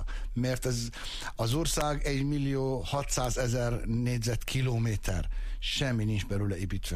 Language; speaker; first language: Hungarian; non-native, fluent; Arabic